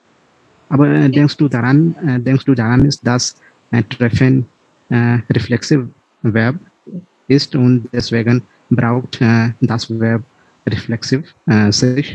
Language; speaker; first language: German; non-native, learner; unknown